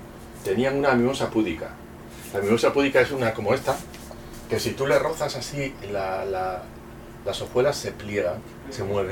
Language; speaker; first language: Spanish; native; Spanish